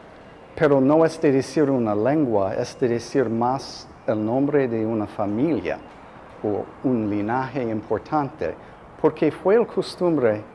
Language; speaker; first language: Spanish; non-native, fluent; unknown